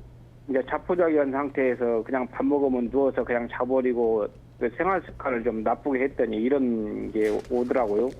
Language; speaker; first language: Korean; native; Korean